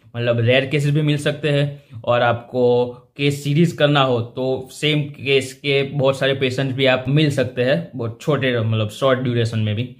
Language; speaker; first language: Hindi; non-native, local second language; Gujarati